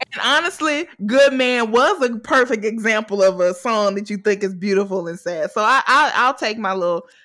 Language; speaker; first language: English; native; English